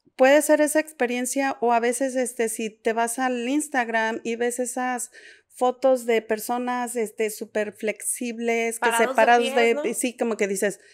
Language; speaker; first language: Spanish; native; Spanish